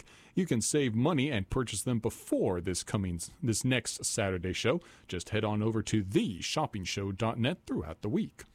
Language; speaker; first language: English; native; English